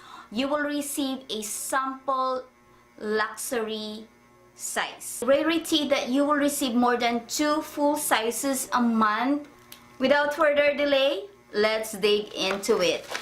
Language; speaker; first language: English; non-native, fluent; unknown